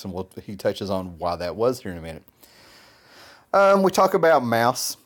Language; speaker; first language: English; native; English